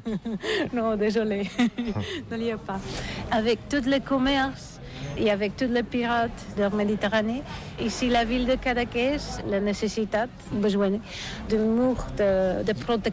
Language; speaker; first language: French; non-native, learner; Catalan